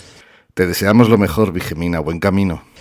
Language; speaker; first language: Spanish; native; Spanish